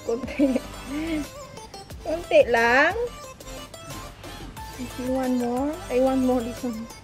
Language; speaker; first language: English; non-native, learner; Filipino